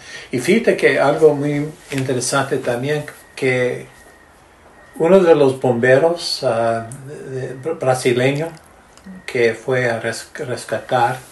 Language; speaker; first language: Spanish; early bilingual, heritage; Spanish